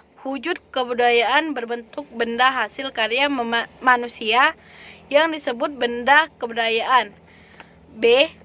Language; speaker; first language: Indonesian; native; Indonesian